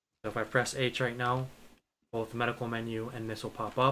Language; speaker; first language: English; native; English